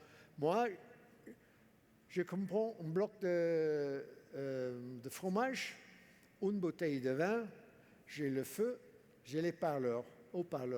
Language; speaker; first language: French; non-native, fluent; English